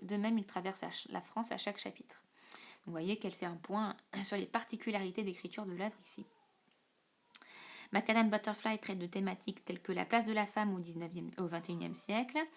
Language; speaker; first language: French; native; French